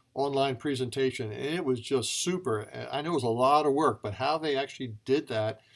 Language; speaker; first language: English; native; English